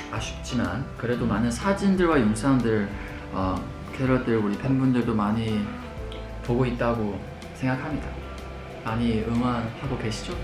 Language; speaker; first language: Korean; non-native, fluent; Chinese